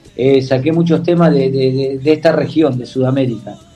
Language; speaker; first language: Spanish; native; Spanish